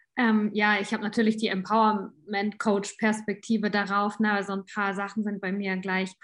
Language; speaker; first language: German; native; German